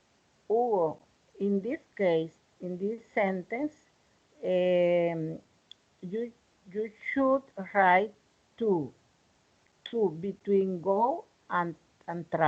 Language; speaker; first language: English; non-native, learner; Spanish